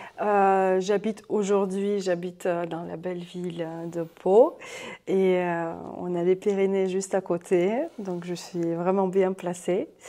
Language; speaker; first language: French; non-native, fluent; Russian